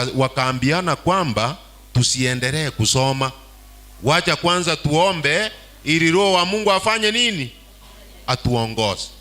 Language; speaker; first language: Swahili; non-native, local second language; Gusii